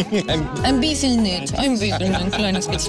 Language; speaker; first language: German; non-native, learner; Spanish